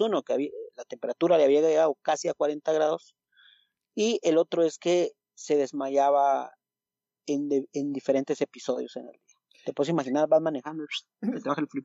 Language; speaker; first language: Spanish; native; Spanish